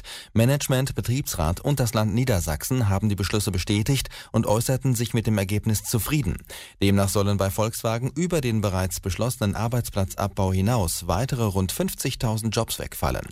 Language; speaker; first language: German; native; German